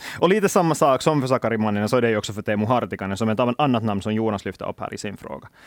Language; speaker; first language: Swedish; native; Swedish